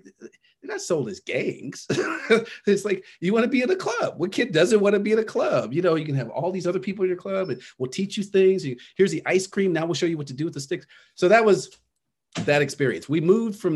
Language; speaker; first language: English; native; English